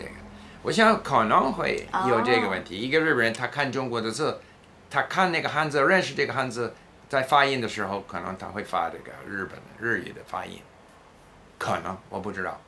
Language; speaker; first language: Chinese; non-native, fluent; English